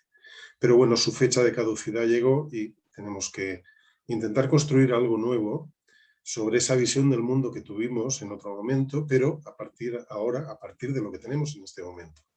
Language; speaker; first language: Spanish; native; Spanish